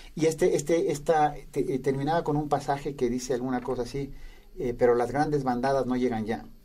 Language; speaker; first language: Spanish; native; Spanish